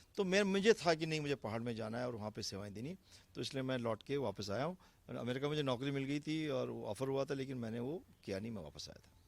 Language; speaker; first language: Hindi; native; Hindi